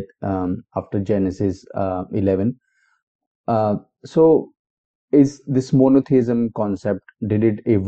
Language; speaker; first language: English; non-native, local second language; Hindi